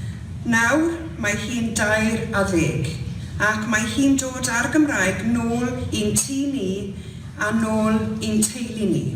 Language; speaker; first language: Welsh; non-native, local second language; English